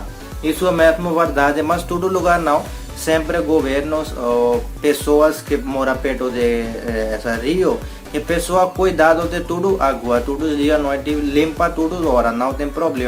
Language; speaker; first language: Portuguese; non-native, learner; Hindi